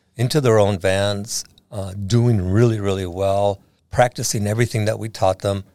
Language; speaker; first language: English; native; English